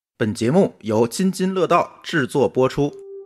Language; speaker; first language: Chinese; native; Chinese